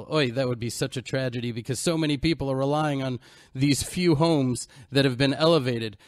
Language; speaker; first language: English; native; English